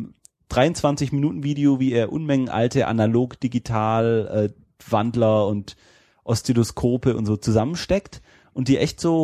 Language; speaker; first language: German; native; German